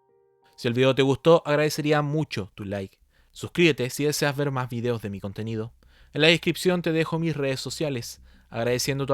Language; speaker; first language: Spanish; native; Spanish